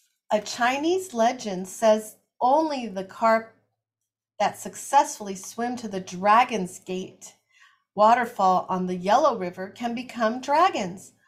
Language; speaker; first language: English; native; English